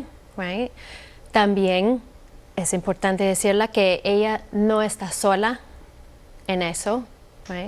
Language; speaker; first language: Spanish; non-native, fluent; English